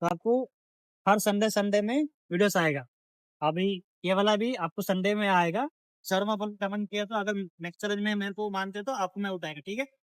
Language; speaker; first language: Hindi; non-native, local second language; Telugu